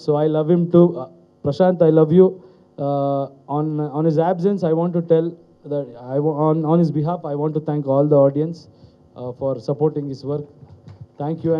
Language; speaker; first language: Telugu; non-native, learner; Kannada